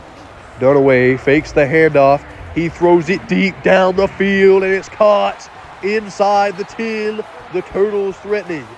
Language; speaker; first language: English; native; English